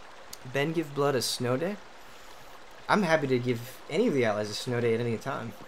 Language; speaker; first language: English; native; English